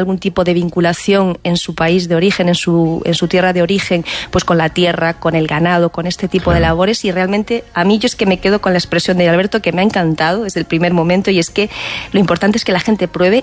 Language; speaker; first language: Spanish; native; Spanish